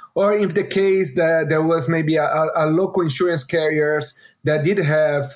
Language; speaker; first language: English; non-native, fluent; Portuguese